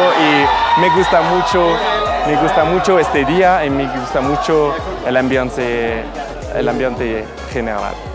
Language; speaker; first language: Spanish; non-native, learner; French